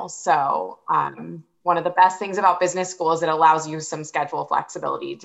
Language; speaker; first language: English; native; English